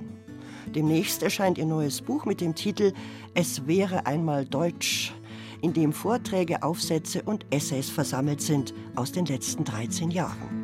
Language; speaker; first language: German; native; German